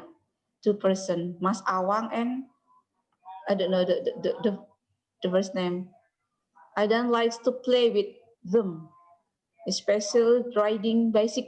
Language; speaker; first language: English; non-native, learner; Indonesian